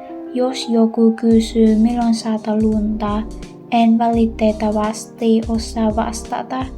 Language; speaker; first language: Finnish; non-native, learner; Vietnamese